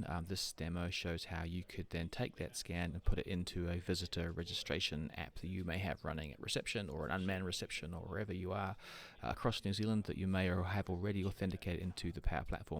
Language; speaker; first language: English; native; English